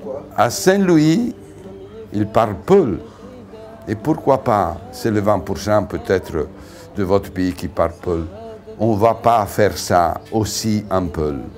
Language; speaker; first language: French; non-native, fluent; Italian